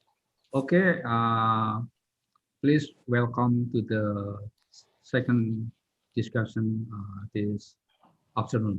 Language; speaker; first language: English; non-native, learner; Indonesian